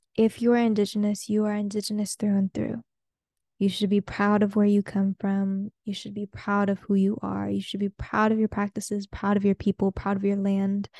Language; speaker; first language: English; early bilingual, other home language; Spanish